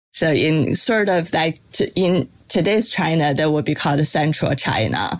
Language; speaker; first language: English; non-native, fluent; Chinese